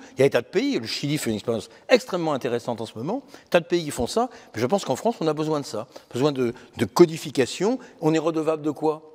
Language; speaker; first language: French; native; French